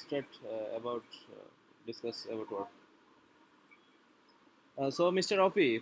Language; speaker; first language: English; non-native, learner; Bangla